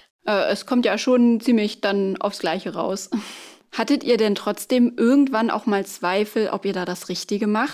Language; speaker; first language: German; native; German